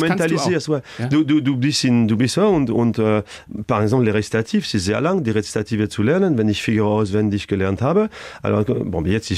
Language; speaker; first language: German; non-native, fluent; French